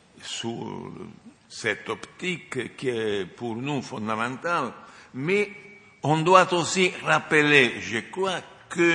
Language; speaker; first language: French; non-native, fluent; Italian